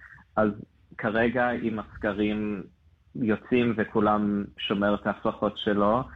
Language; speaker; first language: Hebrew; non-native, fluent; English